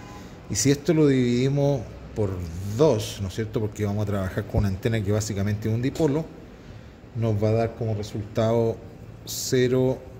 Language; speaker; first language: Spanish; native; Spanish